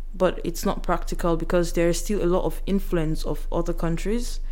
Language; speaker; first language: English; non-native, local second language; Yoruba